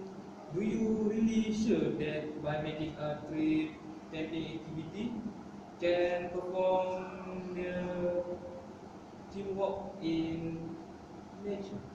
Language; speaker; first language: English; non-native, learner; Malay